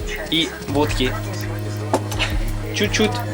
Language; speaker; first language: Russian; non-native, learner; French